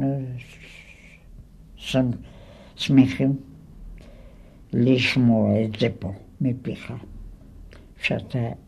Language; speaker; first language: Hebrew; non-native, fluent; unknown